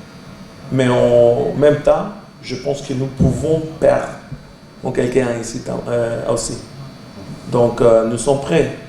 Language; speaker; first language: French; non-native, learner; Portuguese